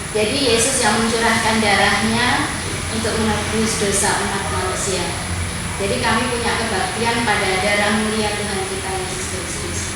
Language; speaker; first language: Indonesian; native; Indonesian